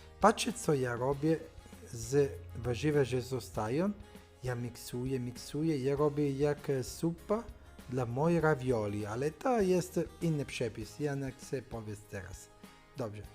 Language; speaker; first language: Polish; non-native, learner; Italian